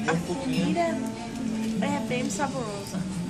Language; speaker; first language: Portuguese; non-native, learner; English